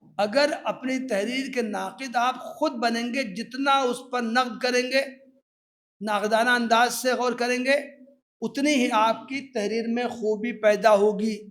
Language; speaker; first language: Urdu; native; Urdu